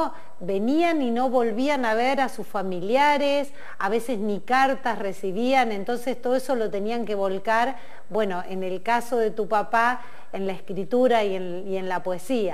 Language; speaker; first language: Spanish; native; Spanish